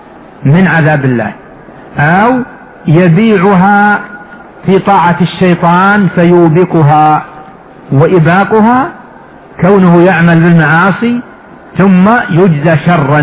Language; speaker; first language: Arabic; native; Arabic